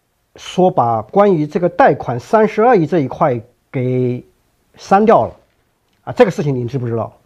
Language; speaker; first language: Chinese; native; Chinese